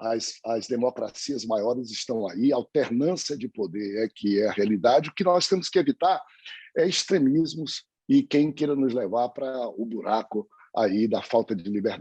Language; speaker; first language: Portuguese; native; Portuguese